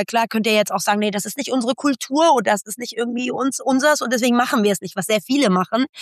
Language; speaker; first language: German; early bilingual, other home language; Persian